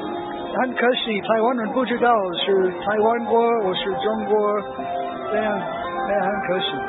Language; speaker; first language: Chinese; non-native, learner; English